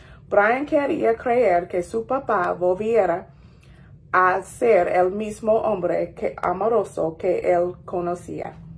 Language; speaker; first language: Spanish; non-native, fluent; English